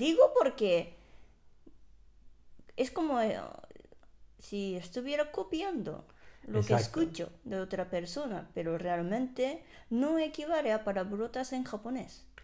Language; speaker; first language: Spanish; non-native, fluent; Japanese